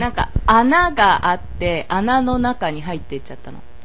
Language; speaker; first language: Japanese; native; Japanese